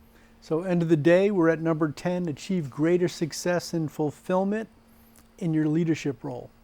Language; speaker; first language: English; native; English